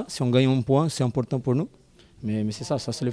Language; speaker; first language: French; non-native, learner; Portuguese